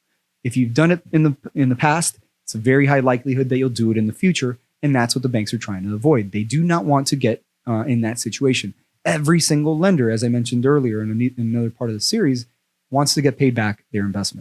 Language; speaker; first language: English; native; English